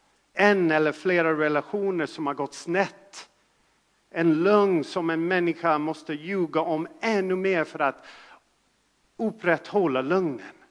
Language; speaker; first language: Swedish; non-native, fluent; English